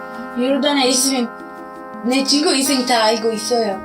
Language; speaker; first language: Korean; non-native, learner; Arabic